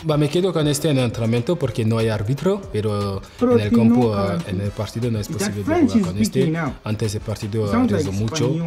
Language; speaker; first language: Spanish; non-native, learner; French